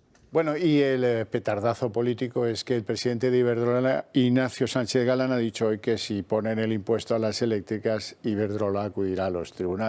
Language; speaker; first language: Spanish; native; Spanish